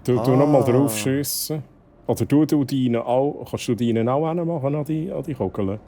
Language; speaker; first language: German; native; German